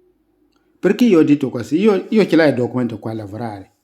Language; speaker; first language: Italian; non-native, learner; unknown